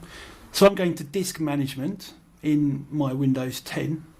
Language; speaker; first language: English; native; English